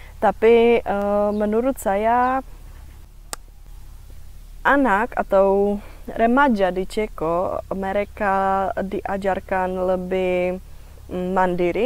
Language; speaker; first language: Indonesian; non-native, fluent; Czech